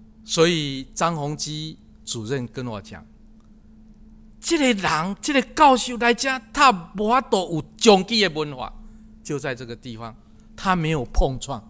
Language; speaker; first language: Chinese; non-native, local second language; Min Nan Chinese